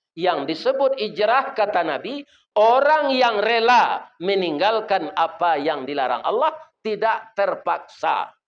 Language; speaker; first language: Malay; non-native, local second language; Minangkabau